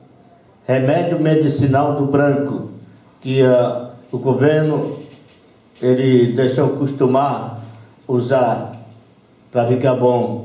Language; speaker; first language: Portuguese; non-native, local second language; Yanomámi